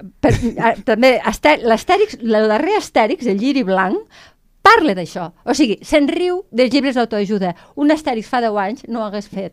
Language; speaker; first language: Catalan; native; Catalan